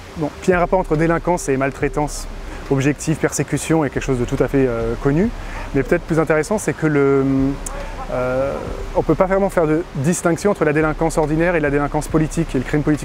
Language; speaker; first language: French; native; French